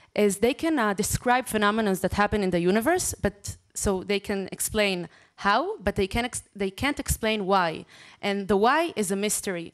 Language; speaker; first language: English; non-native, fluent; Hebrew